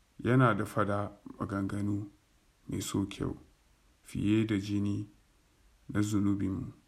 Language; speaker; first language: Hausa; non-native, local second language; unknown